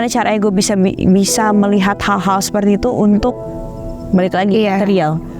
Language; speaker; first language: Indonesian; native; Indonesian